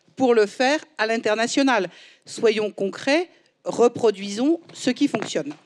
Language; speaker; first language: French; native; French